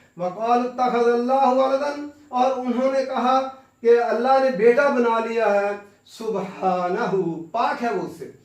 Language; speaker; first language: Urdu; native; Urdu